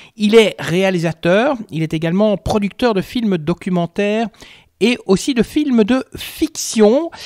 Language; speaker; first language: French; native; French